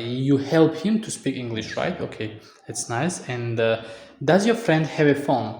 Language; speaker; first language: English; non-native, fluent; Tajik